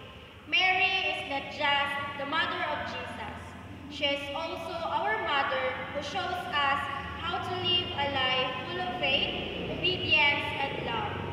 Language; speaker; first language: English; non-native, local second language; Hiligaynon